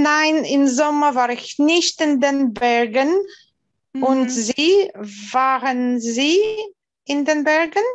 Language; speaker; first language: German; non-native, learner; Russian